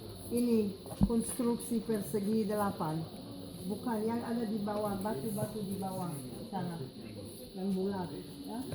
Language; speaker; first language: Indonesian; non-native, fluent; Hebrew